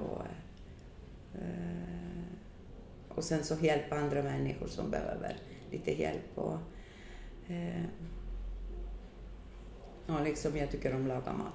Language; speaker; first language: Swedish; non-native, fluent; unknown